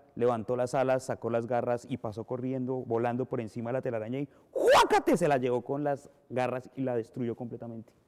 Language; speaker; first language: Spanish; native; Spanish